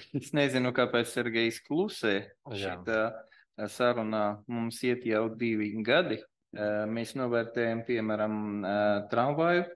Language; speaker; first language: Latvian; non-native, local second language; Russian